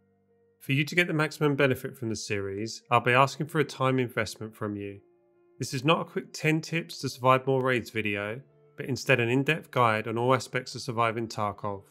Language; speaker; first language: English; native; English